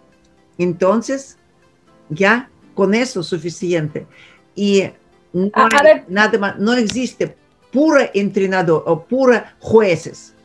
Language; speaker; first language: Spanish; non-native, fluent; Russian